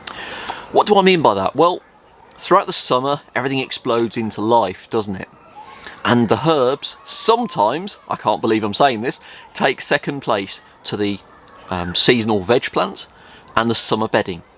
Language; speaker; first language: English; native; English